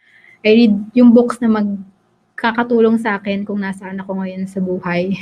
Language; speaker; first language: Filipino; native; Filipino